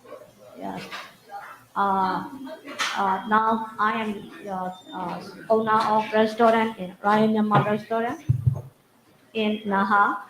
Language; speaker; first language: English; non-native, learner; Burmese